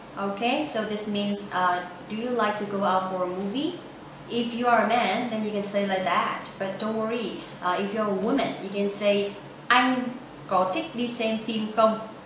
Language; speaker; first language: English; non-native, fluent; Vietnamese